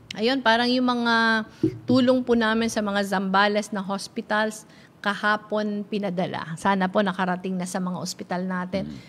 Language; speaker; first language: Filipino; non-native, local second language; Bikol